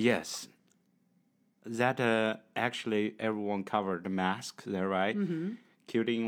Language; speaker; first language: English; non-native, learner; Chinese